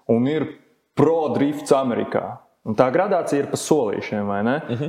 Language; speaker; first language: Latvian; native; Latvian